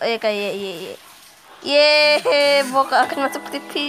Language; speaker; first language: Indonesian; native; Indonesian